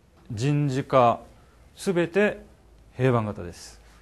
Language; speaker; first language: Japanese; non-native, fluent; Korean